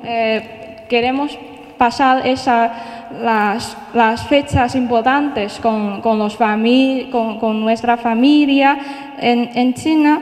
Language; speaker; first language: Spanish; non-native, fluent; Chinese